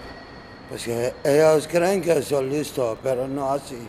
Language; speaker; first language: Spanish; non-native, learner; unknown